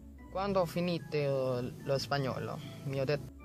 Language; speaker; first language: Spanish; non-native, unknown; Filipino